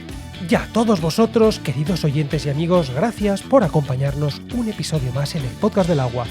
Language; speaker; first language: Spanish; native; Spanish